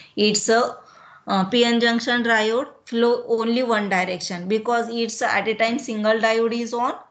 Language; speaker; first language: English; non-native, local second language; Marathi